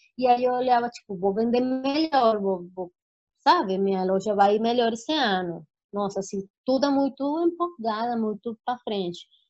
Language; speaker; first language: Portuguese; non-native, fluent; Spanish